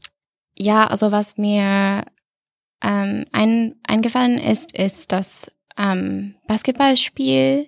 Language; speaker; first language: German; non-native, fluent; English